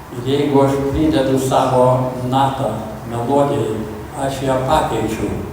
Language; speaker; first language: Lithuanian; early bilingual, heritage; Lithuanian